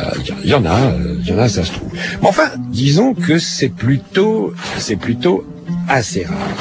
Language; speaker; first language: French; native; French